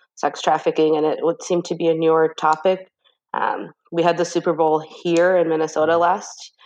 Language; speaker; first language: English; native; English